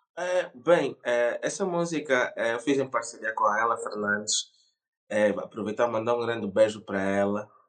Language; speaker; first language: Portuguese; native; Portuguese